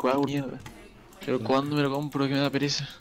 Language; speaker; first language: Spanish; native; Spanish